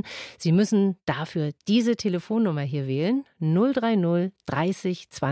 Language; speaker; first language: German; native; German